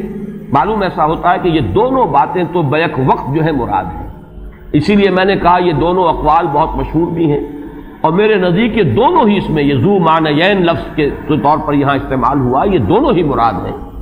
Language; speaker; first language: Urdu; native; Urdu